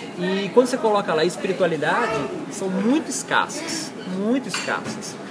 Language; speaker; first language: Portuguese; native; Portuguese